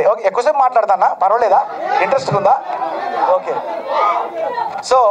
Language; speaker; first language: Telugu; native; Telugu